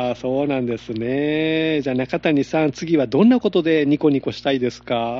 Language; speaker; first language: Japanese; native; Japanese